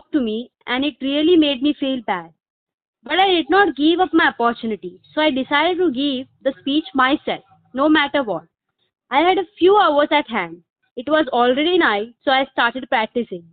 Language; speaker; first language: English; non-native, local second language; Malayalam